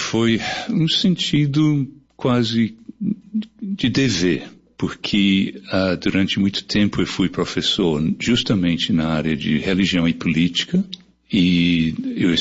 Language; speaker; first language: Portuguese; non-native, fluent; English